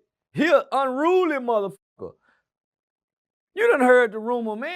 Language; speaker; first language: English; native; English